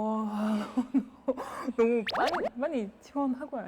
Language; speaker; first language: Korean; non-native, fluent; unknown